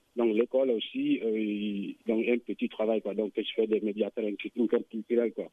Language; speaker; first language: French; non-native, local second language; Soninke